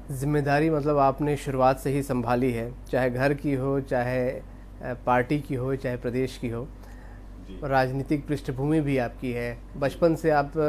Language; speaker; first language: Hindi; native; Hindi